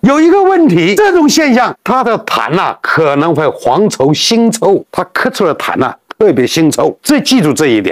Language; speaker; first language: Chinese; native; Chinese